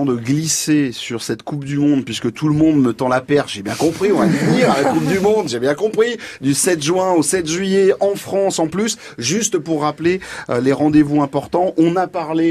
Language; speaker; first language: French; native; French